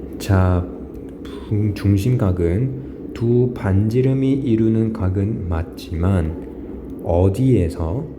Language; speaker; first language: Korean; native; Korean